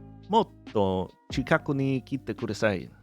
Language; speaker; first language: Japanese; non-native, learner; English